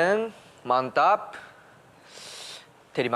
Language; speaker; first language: Indonesian; early bilingual, heritage; Japanese